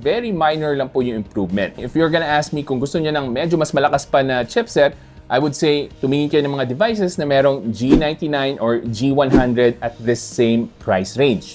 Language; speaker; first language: Filipino; native; Filipino